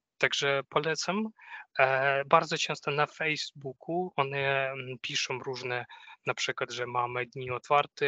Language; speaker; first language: Polish; non-native, fluent; Ukrainian